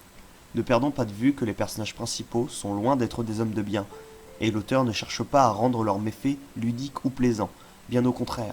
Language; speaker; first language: French; native; French